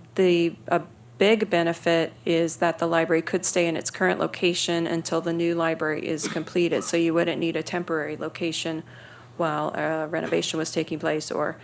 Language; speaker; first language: English; native; English